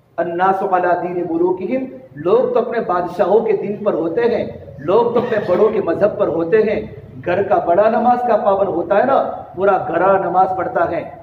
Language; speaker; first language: Urdu; non-native, local second language; Gujarati